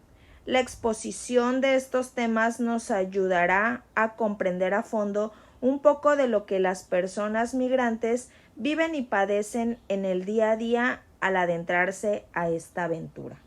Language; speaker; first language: Spanish; native; Spanish